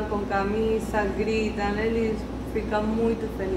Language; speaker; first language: Portuguese; non-native, learner; Spanish